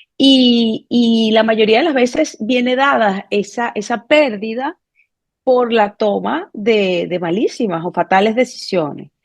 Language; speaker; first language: Spanish; native; Spanish